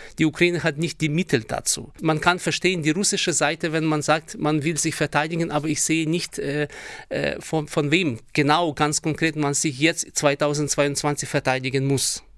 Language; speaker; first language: German; non-native, fluent; Ukrainian